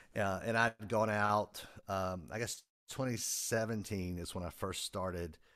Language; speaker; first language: English; native; English